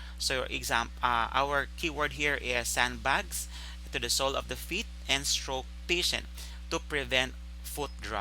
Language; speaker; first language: English; non-native, local second language; Filipino